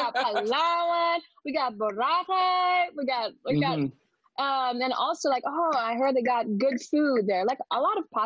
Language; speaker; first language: English; non-native, local second language; Filipino